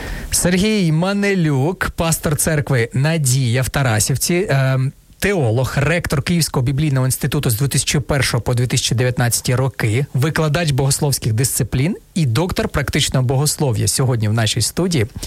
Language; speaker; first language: Ukrainian; non-native, fluent; Russian